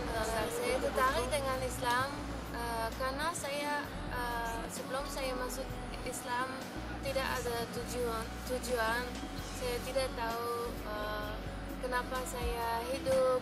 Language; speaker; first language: Indonesian; non-native, learner; Dutch